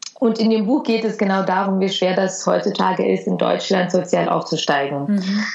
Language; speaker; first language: German; early bilingual, other home language; Russian